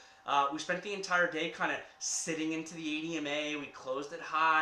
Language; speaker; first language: English; native; English